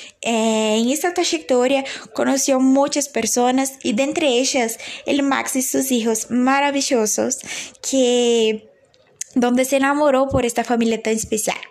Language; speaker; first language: Spanish; non-native, learner; Portuguese